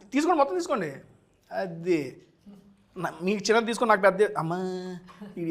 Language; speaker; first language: Telugu; native; Telugu